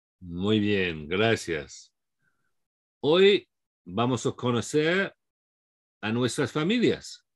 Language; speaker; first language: Spanish; non-native, fluent; English